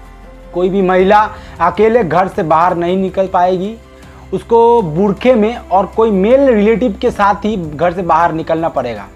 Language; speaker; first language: Hindi; non-native, local second language; Bangla